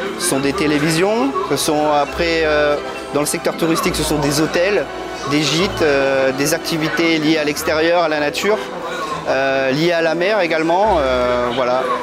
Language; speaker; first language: French; native; French